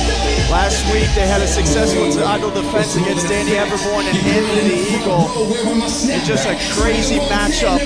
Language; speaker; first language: English; native; English